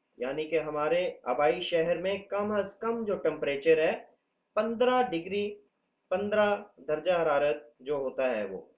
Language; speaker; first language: Urdu; native; Urdu